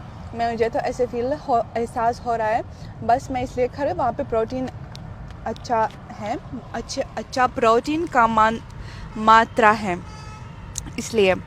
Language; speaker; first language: Hindi; non-native, learner; Russian